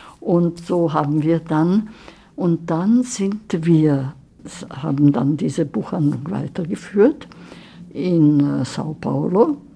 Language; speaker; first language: German; early bilingual, heritage; German